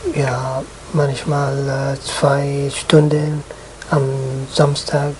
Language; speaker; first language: German; non-native, learner; Arabic